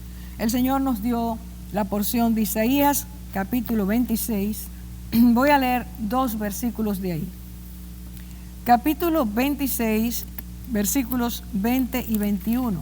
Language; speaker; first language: Spanish; native; Spanish